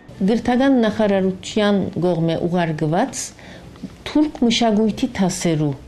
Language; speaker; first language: Armenian; native; Armenian